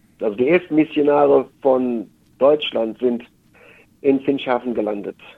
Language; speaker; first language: German; native; German